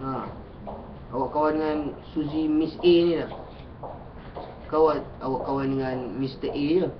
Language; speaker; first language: Malay; native; Malay